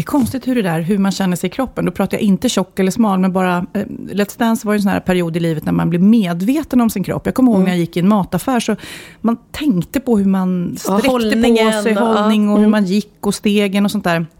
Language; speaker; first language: Swedish; native; Swedish